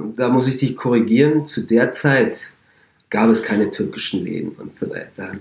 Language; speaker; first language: German; native; German